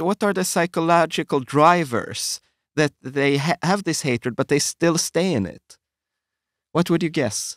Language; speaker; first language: English; non-native, fluent; Swedish